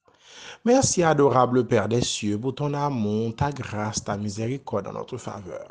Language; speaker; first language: French; non-native, local second language; Haitian Creole